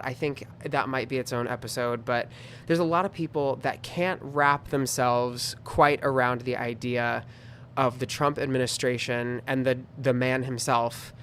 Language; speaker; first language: English; native; English